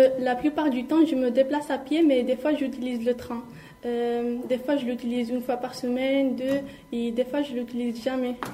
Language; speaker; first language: French; non-native, local second language; Arabic